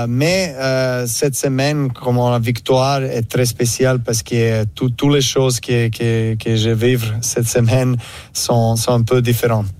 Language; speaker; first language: French; non-native, learner; Serbian